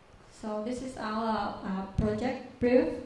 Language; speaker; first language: English; non-native, learner; Vietnamese